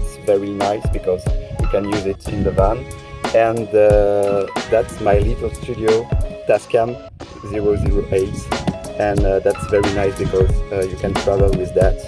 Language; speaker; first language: English; non-native, learner; French